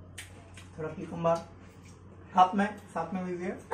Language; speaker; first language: Hindi; non-native, learner; Bangla